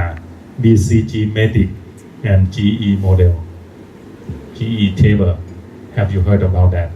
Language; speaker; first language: English; non-native, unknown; Thai